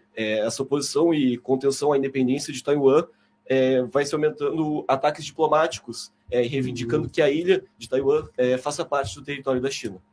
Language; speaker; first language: Portuguese; native; Portuguese